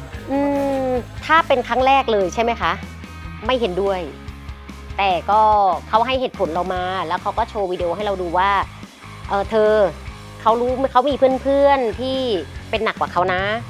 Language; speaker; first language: Thai; native; Thai